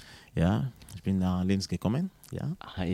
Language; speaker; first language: German; non-native, learner; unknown